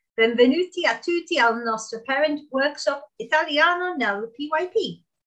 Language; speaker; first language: Italian; non-native, learner; English